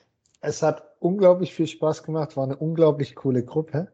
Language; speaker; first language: German; native; German